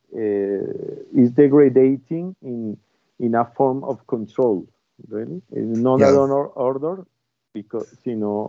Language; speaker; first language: English; non-native, learner; Spanish